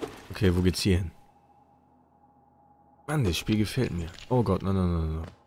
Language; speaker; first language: German; native; German